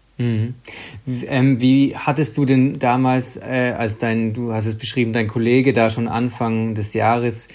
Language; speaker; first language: German; native; German